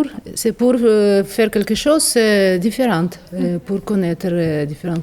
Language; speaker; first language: French; non-native, fluent; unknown